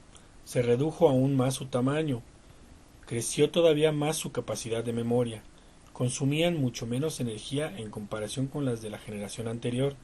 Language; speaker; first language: Spanish; native; Spanish